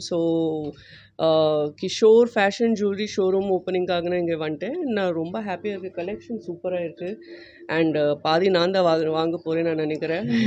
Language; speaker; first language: Tamil; non-native, learner; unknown